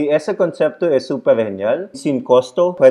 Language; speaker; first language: Spanish; non-native, fluent; Filipino